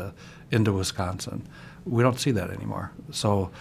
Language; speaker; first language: English; native; English